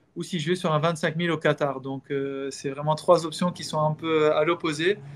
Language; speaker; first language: French; non-native, local second language; Arabic